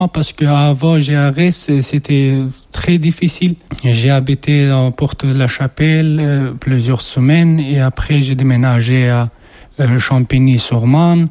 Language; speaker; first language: French; non-native, learner; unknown